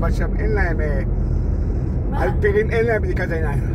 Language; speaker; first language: Hebrew; native; Hebrew